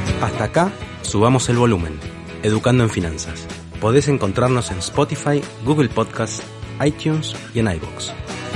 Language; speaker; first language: Spanish; native; Spanish